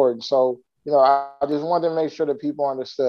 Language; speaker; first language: English; native; English